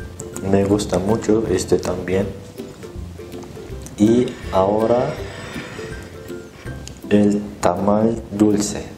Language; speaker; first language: Spanish; non-native, learner; Turkish